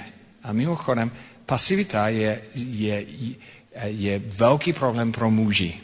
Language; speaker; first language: Czech; non-native, fluent; English